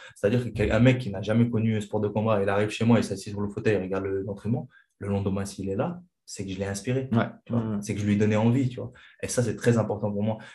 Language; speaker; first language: French; non-native, fluent; Chechen